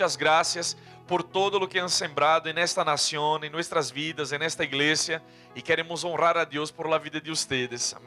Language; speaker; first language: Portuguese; non-native, learner; Spanish